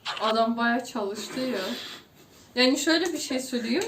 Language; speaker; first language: Turkish; non-native, fluent; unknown